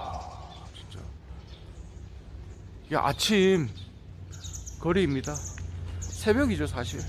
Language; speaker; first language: Korean; native; Korean